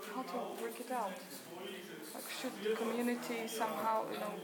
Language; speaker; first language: English; non-native, learner; Slovak